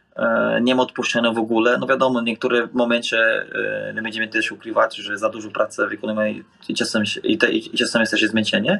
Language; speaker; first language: Polish; non-native, fluent; Portuguese